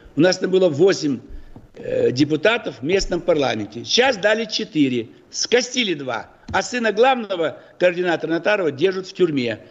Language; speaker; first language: Russian; native; Russian